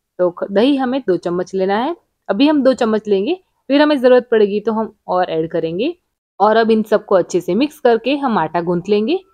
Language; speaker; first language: Hindi; non-native, local second language; Gujarati